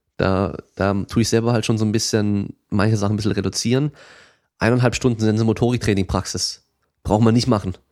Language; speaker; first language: German; native; German